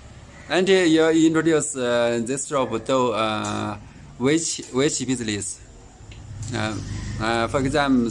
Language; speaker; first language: English; non-native, learner; Chinese